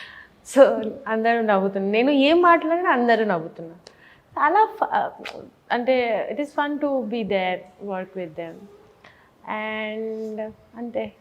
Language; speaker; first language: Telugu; non-native, learner; Bangla